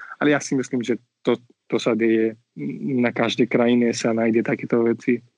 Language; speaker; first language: Slovak; non-native, fluent; Marathi